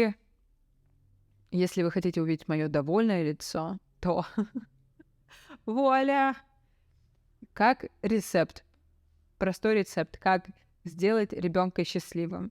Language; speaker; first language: Russian; native; Russian